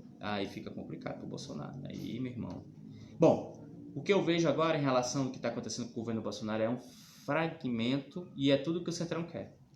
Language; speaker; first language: Portuguese; native; Portuguese